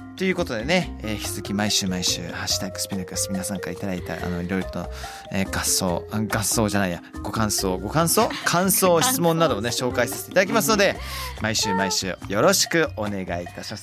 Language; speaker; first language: Japanese; early bilingual, heritage; Japanese